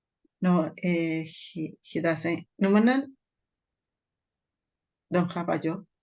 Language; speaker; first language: English; non-native, fluent; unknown